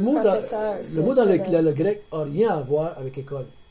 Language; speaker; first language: French; native; French